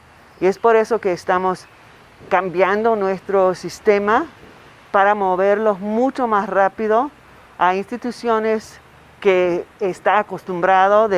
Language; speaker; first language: Spanish; non-native, fluent; English